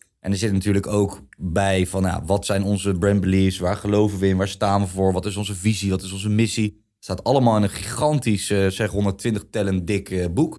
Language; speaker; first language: Dutch; native; Dutch